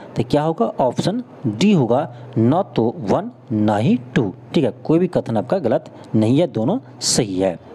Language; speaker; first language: Hindi; native; Hindi